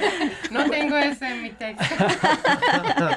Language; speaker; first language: Spanish; non-native, learner; Persian